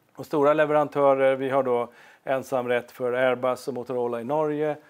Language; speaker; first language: Swedish; non-native, fluent; Norwegian